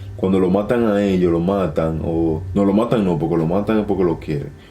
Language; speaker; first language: Spanish; early bilingual, heritage; Spanish